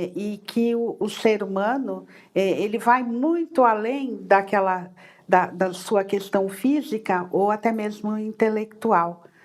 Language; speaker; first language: Portuguese; native; Portuguese